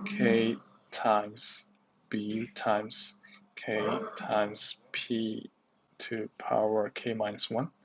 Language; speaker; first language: English; non-native, learner; Chinese